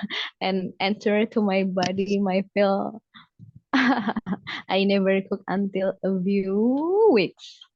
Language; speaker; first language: English; non-native, learner; Indonesian